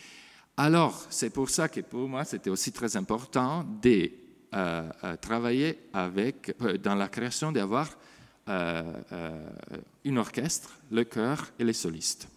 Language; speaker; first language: French; non-native, fluent; Italian